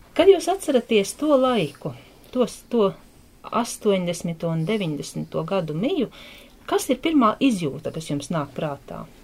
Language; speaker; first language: Latvian; native; Latvian